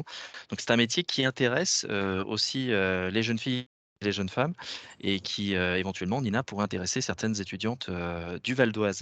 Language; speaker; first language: French; native; French